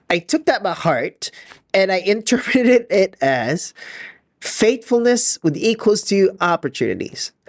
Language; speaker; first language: English; non-native, local second language; Filipino